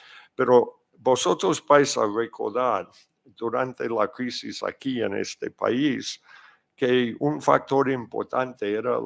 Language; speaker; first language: Spanish; non-native, fluent; English